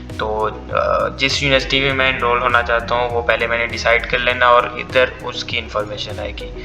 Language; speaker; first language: Urdu; non-native, local second language; Punjabi